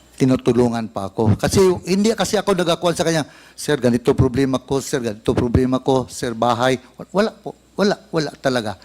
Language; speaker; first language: Filipino; non-native, local second language; Cebuano